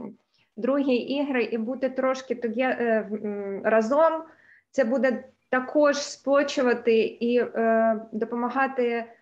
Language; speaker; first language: Ukrainian; non-native, local second language; Russian